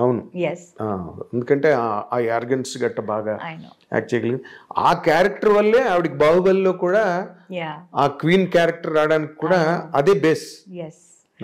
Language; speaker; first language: Telugu; native; Telugu